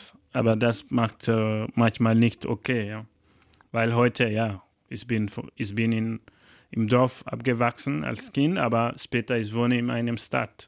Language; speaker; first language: German; non-native, learner; Fula